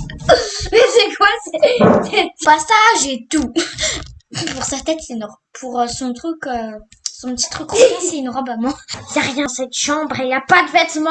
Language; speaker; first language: French; native; French